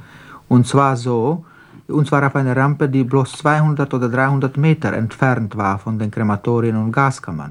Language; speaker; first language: German; non-native, fluent; Slovak